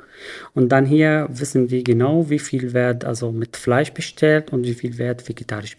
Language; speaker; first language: German; non-native, learner; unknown